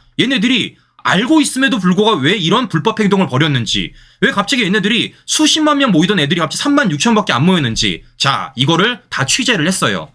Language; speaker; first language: Korean; native; Korean